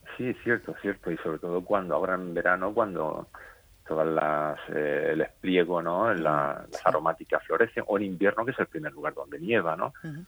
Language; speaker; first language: Spanish; native; Spanish